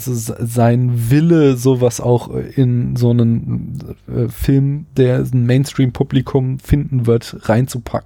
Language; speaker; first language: German; native; German